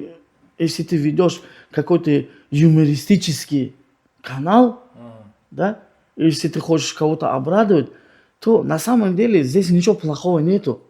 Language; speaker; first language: Russian; non-native, local second language; Tajik